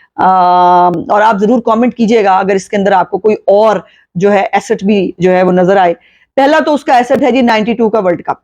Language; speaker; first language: Urdu; non-native, local second language; Punjabi